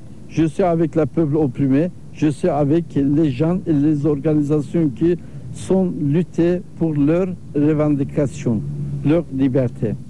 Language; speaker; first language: French; non-native, learner; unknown